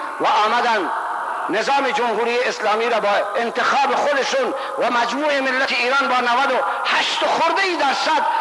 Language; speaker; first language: Persian; non-native, local second language; Baluchi